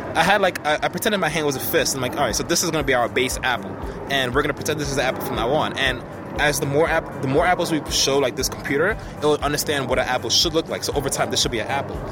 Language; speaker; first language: English; early bilingual, other home language; Haitian Creole